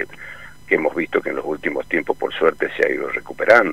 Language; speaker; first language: Spanish; native; Spanish